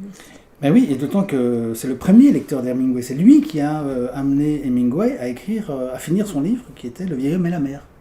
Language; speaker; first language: French; native; French